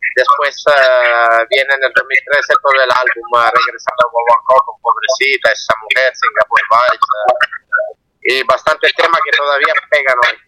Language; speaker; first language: Spanish; non-native, fluent; Italian